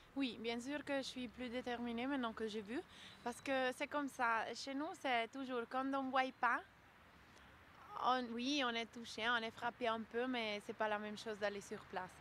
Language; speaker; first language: French; non-native, local second language; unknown